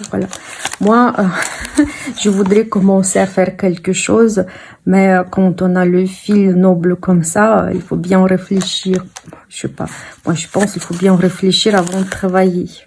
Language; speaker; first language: French; non-native, fluent; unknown